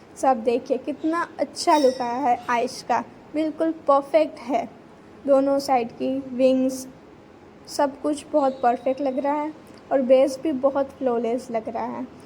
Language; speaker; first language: Hindi; non-native, local second language; Gujarati